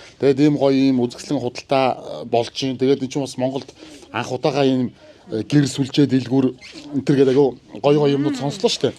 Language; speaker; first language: Mongolian; native; Mongolian